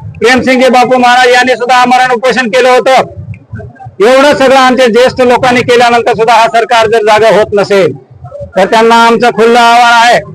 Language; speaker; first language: Marathi; non-native, local second language; Lambadi